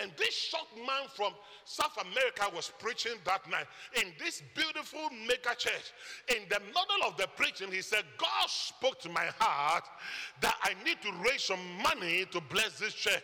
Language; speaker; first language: English; non-native, local second language; Akan